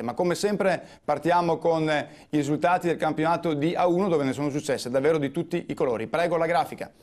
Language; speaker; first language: Italian; native; Italian